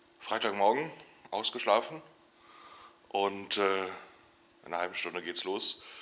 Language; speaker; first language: German; native; German